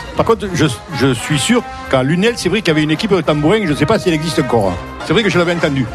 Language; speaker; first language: French; native; French